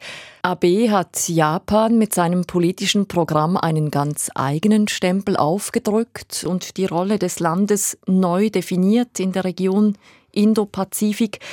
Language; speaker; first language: German; native; German